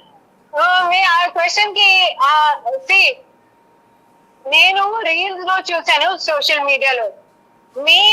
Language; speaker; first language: Telugu; non-native, learner; Hindi